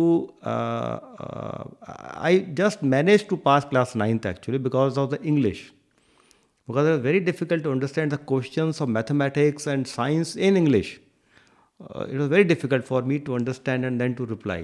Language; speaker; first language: English; non-native, local second language; Hindi